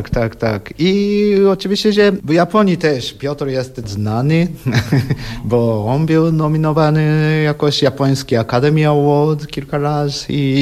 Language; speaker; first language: Polish; non-native, learner; Japanese